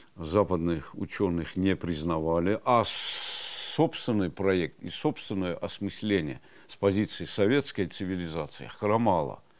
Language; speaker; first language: Russian; non-native, local second language; Avaric